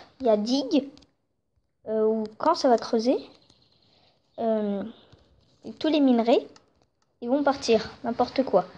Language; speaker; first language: French; native; French